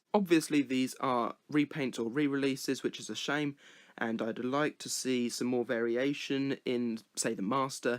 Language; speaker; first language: English; native; English